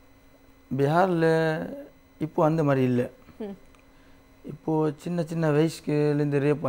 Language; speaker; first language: Tamil; non-native, local second language; Hindi